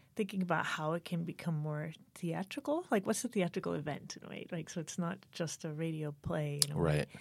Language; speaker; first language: English; native; English